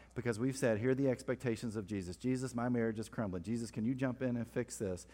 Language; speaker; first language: English; native; English